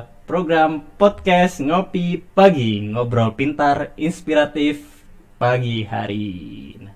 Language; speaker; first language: Indonesian; native; Indonesian